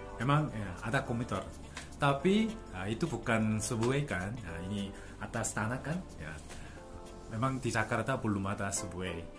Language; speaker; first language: Indonesian; non-native, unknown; Korean